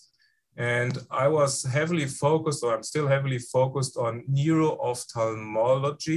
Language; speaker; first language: English; non-native, fluent; German